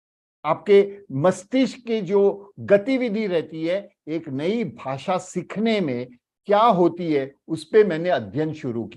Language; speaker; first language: Hindi; native; Hindi